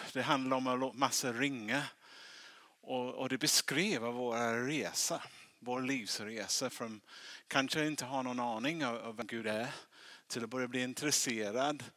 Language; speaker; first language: Swedish; non-native, fluent; English